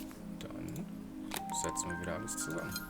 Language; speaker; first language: German; native; German